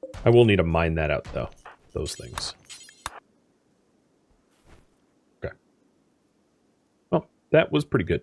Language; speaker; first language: English; native; English